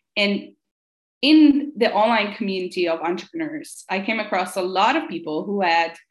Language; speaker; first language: English; non-native, fluent; Italian